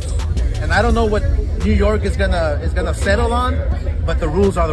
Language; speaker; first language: English; native; English